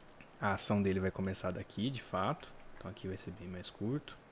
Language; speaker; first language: Portuguese; native; Portuguese